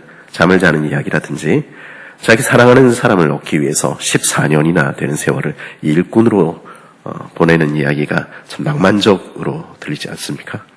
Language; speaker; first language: Korean; native; Korean